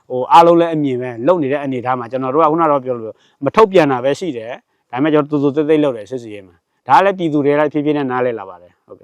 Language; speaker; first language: Burmese; non-native, local second language; S'gaw Karen